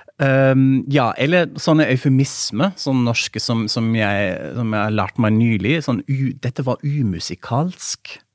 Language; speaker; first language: Norwegian; non-native, fluent; German